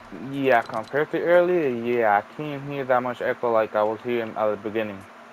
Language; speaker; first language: English; early bilingual, other home language; Spanish